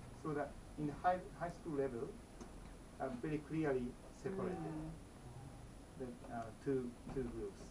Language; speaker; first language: English; non-native, fluent; Japanese